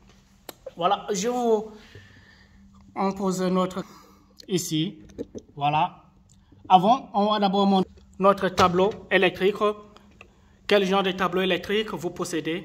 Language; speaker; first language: French; non-native, local second language; Arabic